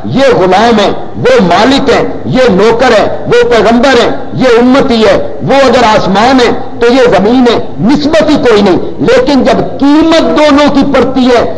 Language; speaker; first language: Urdu; non-native, local second language; Punjabi